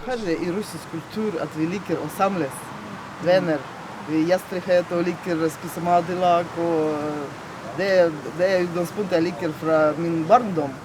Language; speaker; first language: Norwegian; non-native, fluent; Russian